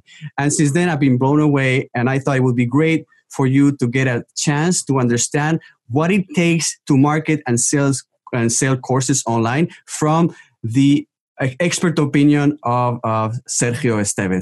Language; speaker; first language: English; non-native, fluent; Spanish